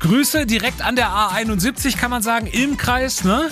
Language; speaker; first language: German; native; German